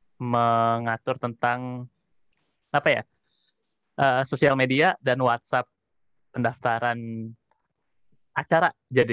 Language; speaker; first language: Indonesian; native; Indonesian